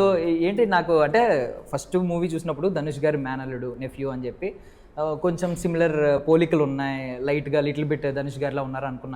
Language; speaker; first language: Telugu; native; Telugu